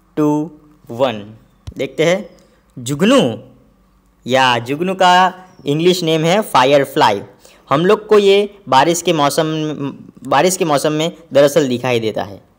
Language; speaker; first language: Hindi; non-native, local second language; Gujarati